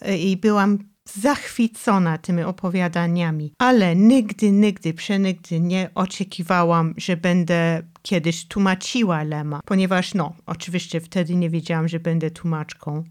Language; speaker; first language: Polish; non-native, fluent; English